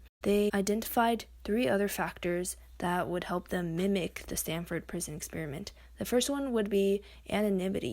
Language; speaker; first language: English; native; English